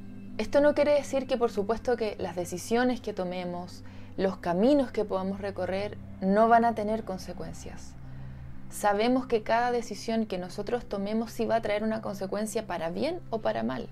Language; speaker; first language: Spanish; native; Spanish